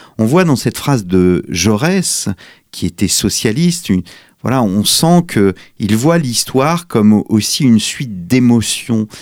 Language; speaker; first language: French; native; French